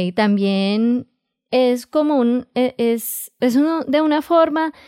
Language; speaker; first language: Spanish; early bilingual, heritage; Spanish